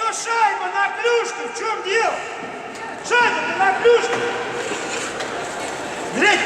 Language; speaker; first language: Russian; native; Russian